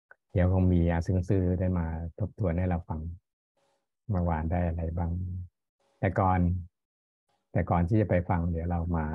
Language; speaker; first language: Thai; native; Thai